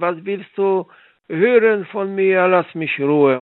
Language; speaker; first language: German; non-native, learner; Polish